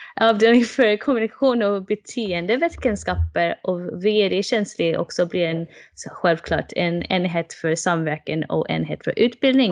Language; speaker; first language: Swedish; non-native, fluent; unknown